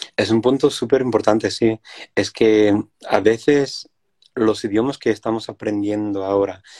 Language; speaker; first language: Spanish; non-native, fluent; English